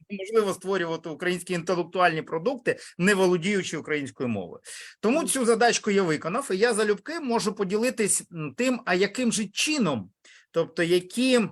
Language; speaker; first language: Ukrainian; non-native, local second language; Russian